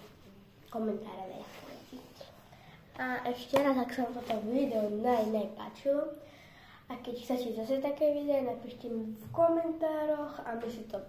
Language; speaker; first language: Slovak; non-native, local second language; Romany